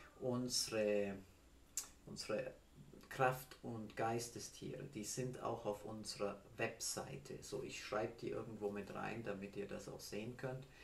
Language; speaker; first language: German; non-native, fluent; English